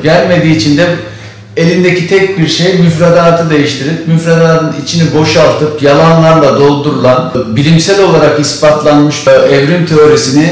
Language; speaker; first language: Turkish; native; Turkish